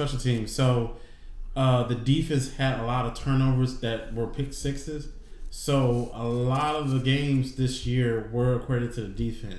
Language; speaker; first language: English; native; English